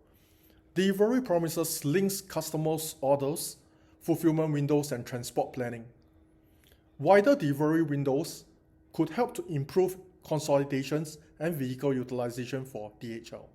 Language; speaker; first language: English; non-native, learner; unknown